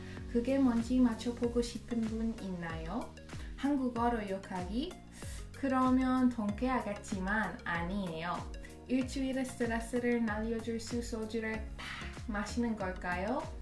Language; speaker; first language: Korean; non-native, learner; Persian